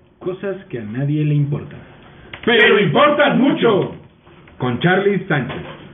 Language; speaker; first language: Spanish; native; Spanish